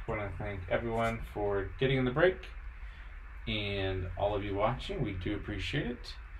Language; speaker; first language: English; native; English